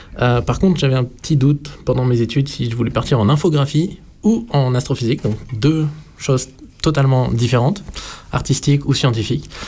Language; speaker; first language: French; native; French